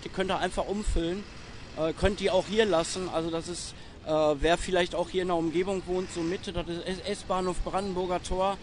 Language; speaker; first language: German; native; German